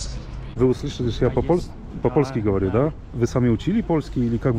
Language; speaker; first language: Russian; non-native, fluent; Polish